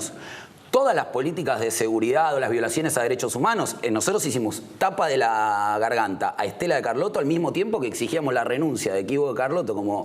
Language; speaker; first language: Spanish; native; Spanish